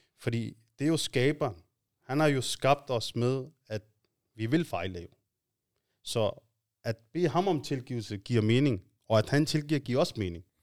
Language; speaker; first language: Danish; early bilingual, other home language; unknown